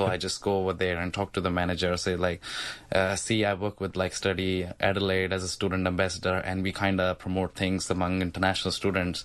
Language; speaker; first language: English; non-native, local second language; Punjabi